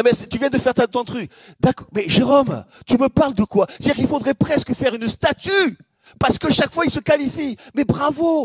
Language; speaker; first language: French; native; French